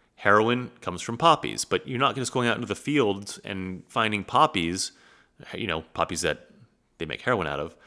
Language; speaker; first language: English; native; English